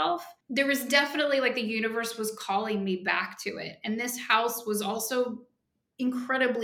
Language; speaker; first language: English; native; English